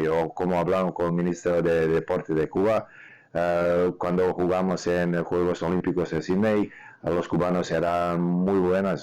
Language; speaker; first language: Spanish; non-native, learner; Serbian